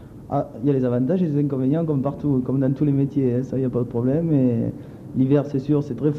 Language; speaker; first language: French; native; French